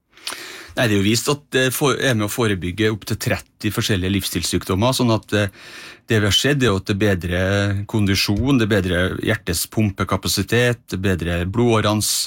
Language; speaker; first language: Norwegian; native; Norwegian